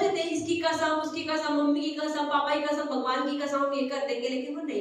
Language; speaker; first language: Hindi; native; Hindi